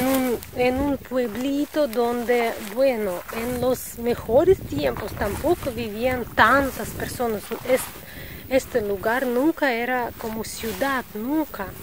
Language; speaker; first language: Spanish; non-native, fluent; Russian